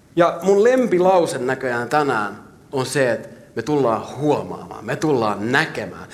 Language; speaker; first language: Finnish; native; Finnish